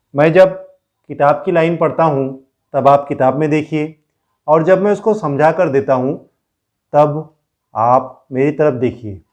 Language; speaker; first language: Hindi; non-native, local second language; Marathi